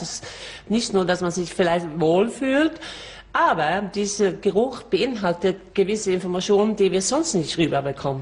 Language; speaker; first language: German; non-native, fluent; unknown